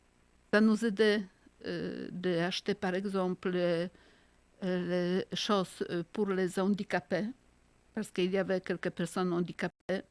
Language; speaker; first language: French; non-native, fluent; Polish